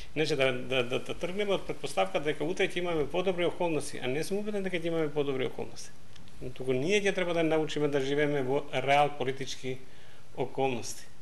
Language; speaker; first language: Macedonian; non-native, local second language; Albanian